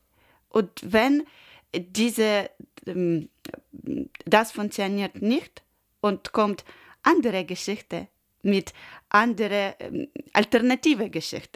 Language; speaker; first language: German; non-native, learner; Ukrainian